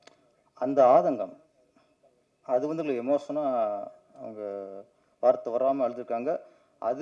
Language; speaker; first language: Tamil; native; Tamil